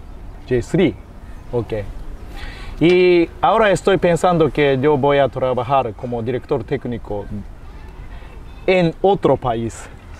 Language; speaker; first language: Spanish; non-native, fluent; Japanese